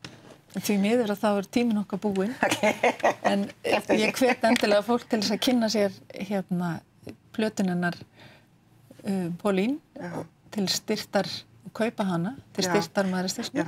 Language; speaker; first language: Icelandic; native; Icelandic